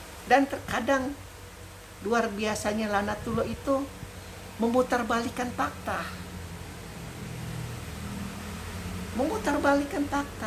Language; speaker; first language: Indonesian; native; Indonesian